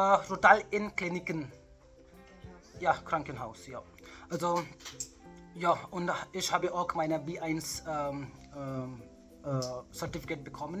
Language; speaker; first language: German; non-native, learner; Hindi